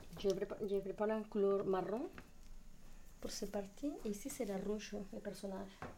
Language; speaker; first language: French; non-native, fluent; Spanish